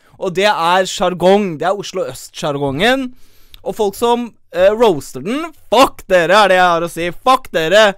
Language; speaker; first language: Norwegian; early bilingual, other home language; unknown